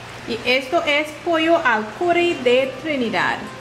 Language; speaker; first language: Spanish; non-native, learner; English